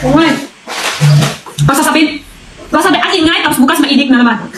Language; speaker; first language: Filipino; non-native, learner; Chinese